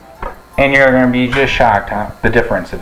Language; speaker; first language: English; native; English